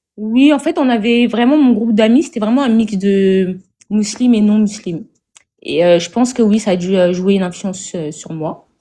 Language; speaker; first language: French; native; French